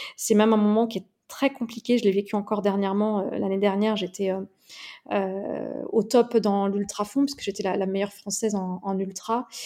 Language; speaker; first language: French; native; French